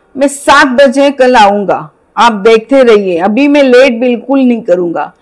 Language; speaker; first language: Hindi; non-native, local second language; Marathi